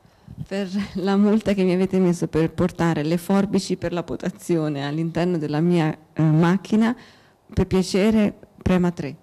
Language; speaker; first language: Italian; native; Italian